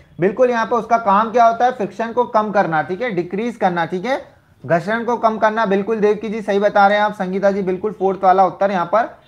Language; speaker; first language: Hindi; native; Hindi